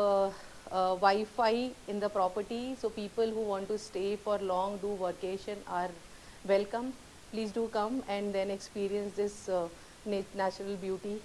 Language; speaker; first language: English; non-native, local second language; Hindi